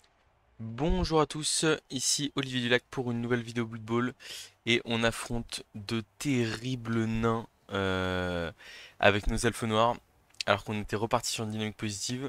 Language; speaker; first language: French; native; French